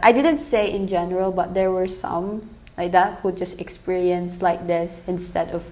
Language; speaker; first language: English; native; English